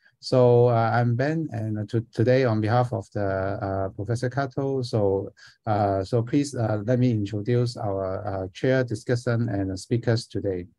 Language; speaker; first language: English; non-native, fluent; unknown